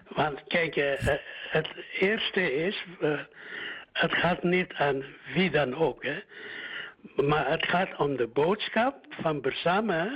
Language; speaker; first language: Dutch; early bilingual, other home language; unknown